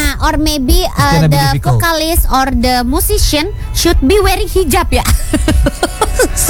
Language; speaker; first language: English; non-native, learner; Indonesian